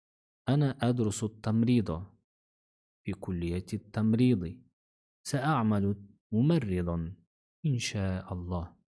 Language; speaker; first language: Arabic; non-native, fluent; Kazakh